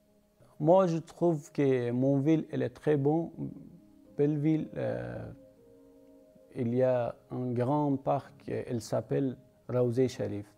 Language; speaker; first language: French; non-native, learner; Persian